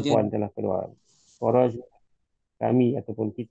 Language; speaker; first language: Indonesian; non-native, learner; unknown